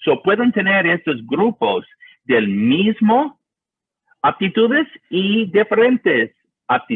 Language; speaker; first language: Spanish; non-native, learner; English